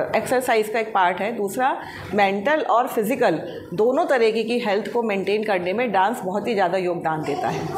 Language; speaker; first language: Hindi; native; Hindi